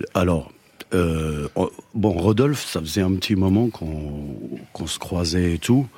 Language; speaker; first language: French; native; French